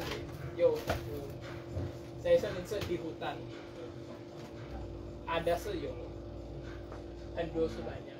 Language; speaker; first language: Chinese; non-native, learner; Indonesian